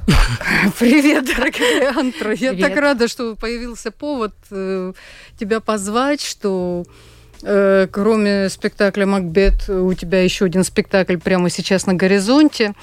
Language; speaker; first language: Russian; native; Russian